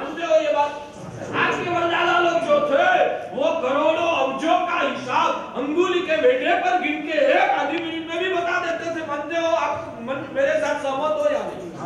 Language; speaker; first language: Hindi; non-native, local second language; Gujarati